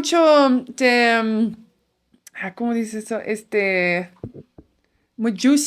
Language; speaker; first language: Spanish; non-native, fluent; Dutch